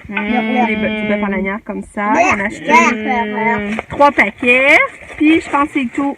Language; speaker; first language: French; native; French